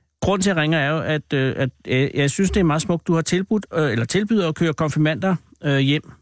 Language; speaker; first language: Danish; native; Danish